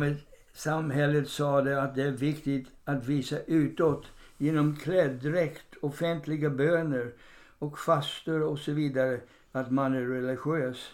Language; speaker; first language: Swedish; non-native, fluent; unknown